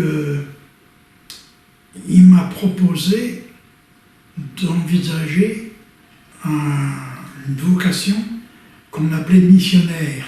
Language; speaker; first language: French; native; French